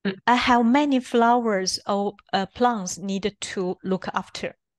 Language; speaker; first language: English; non-native, fluent; Chinese